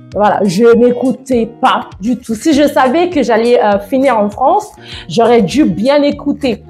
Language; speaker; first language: French; non-native, fluent; Yoruba